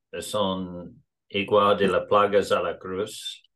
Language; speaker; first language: Spanish; non-native, learner; English